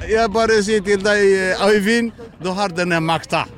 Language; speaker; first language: Norwegian; non-native, learner; Tigrinya